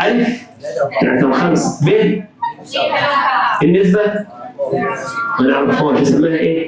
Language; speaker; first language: Arabic; native; Arabic